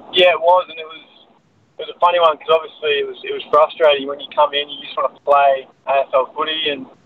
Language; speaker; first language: English; native; English